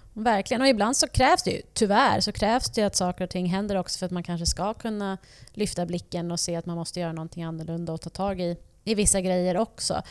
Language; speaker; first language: Swedish; native; Swedish